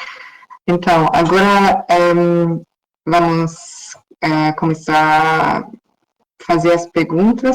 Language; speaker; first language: Portuguese; non-native, fluent; German